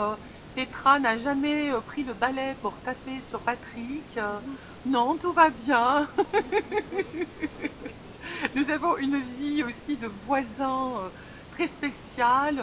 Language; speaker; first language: French; native; French